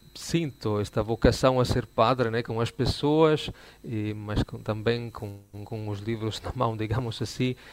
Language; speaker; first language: Portuguese; non-native, fluent; Italian